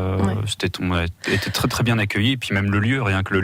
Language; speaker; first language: French; native; French